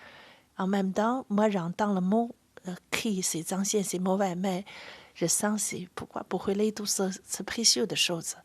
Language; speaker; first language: French; non-native, fluent; Chinese